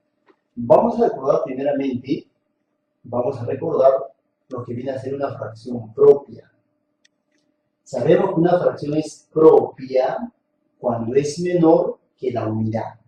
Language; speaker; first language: Spanish; native; Spanish